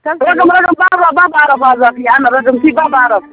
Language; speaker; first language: Arabic; non-native, learner; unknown